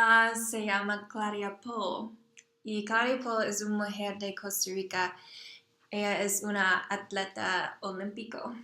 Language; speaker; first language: Spanish; non-native, learner; English